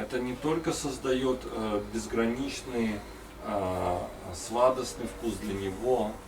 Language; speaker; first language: Russian; native; Russian